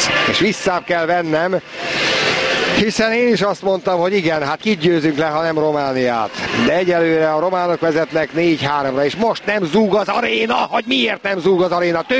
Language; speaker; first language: Hungarian; native; Hungarian